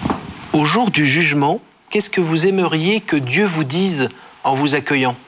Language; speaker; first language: French; native; French